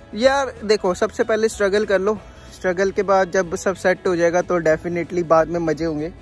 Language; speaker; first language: Hindi; native; Hindi